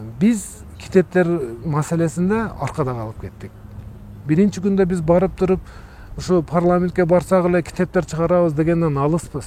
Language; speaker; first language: Kyrgyz; non-native, local second language; Uzbek